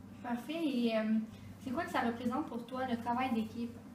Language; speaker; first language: French; native; French